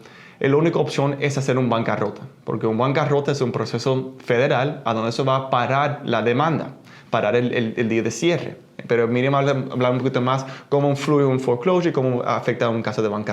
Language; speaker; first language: Spanish; early bilingual, heritage; Spanish